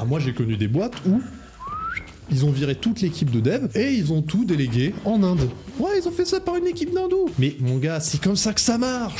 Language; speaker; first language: French; native; French